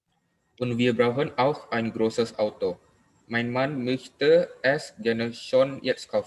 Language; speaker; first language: German; non-native, learner; Indonesian